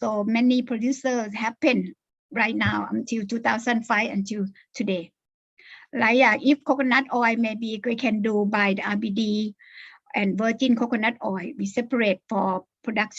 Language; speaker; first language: English; non-native, learner; Thai